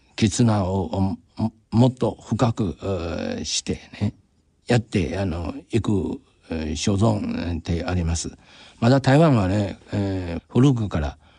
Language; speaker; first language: Japanese; non-native, fluent; Chinese